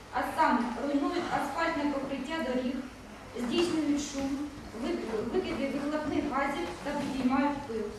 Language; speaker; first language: Ukrainian; native; Ukrainian